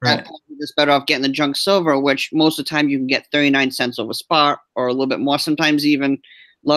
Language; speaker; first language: English; native; English